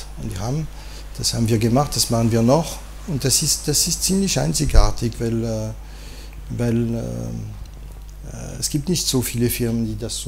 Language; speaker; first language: German; non-native, fluent; French